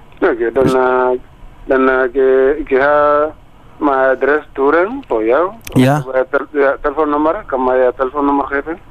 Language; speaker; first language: Dutch; non-native, learner; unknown